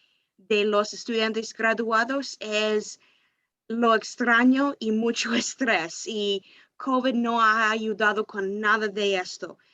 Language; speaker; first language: Spanish; non-native, fluent; English